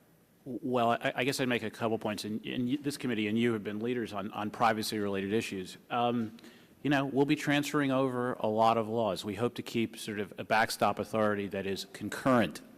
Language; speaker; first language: English; native; English